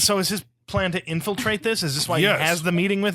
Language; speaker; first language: English; native; English